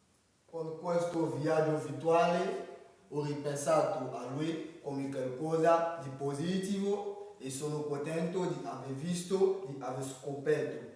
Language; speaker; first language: Italian; non-native, learner; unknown